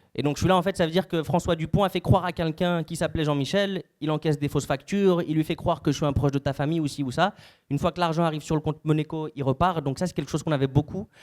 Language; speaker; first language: French; native; French